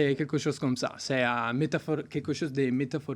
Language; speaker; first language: French; non-native, learner; Italian